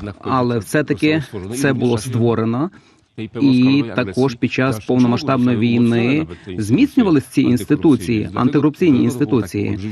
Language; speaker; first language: Ukrainian; non-native, fluent; Polish